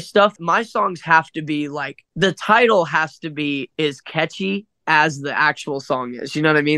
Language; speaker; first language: English; native; English